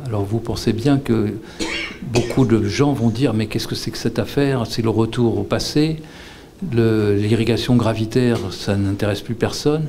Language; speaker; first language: French; native; French